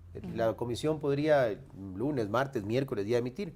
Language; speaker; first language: Spanish; native; Spanish